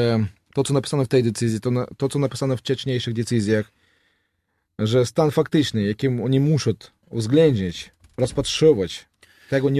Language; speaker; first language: Polish; non-native, learner; Russian